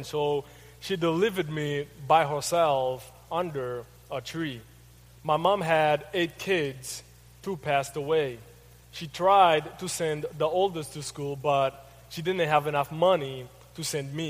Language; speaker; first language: English; non-native, fluent; Haitian Creole